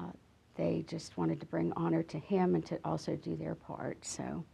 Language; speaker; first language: English; native; English